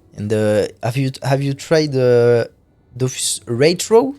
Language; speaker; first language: English; non-native, fluent; French